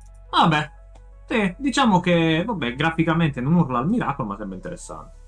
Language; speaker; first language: Italian; native; Italian